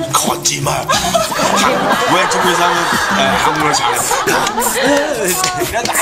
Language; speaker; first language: Korean; non-native, learner; Cantonese